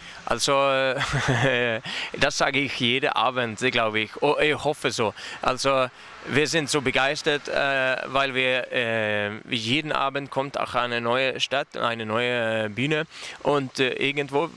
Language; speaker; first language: German; non-native, learner; Swedish